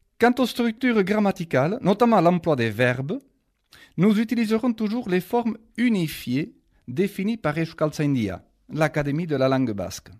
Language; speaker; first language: French; native; French